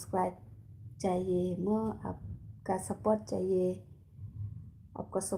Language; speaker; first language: Hindi; non-native, local second language; Khasi